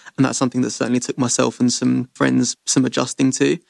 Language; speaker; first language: English; native; English